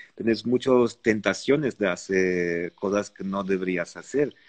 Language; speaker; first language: Spanish; non-native, fluent; Arabic